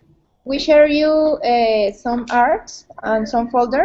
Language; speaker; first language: English; non-native, learner; Spanish